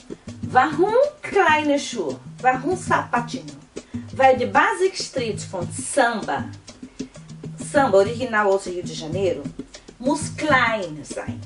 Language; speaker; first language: German; non-native, fluent; Portuguese